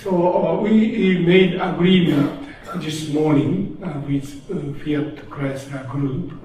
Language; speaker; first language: English; non-native, learner; Japanese